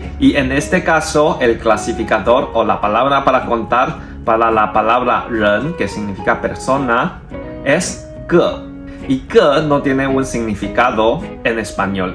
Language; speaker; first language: Spanish; non-native, fluent; Chinese